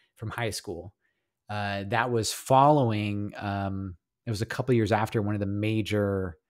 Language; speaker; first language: English; native; English